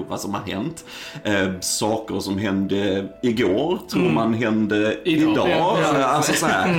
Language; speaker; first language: Swedish; native; Swedish